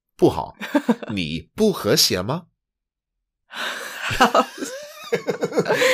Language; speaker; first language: Chinese; non-native, fluent; English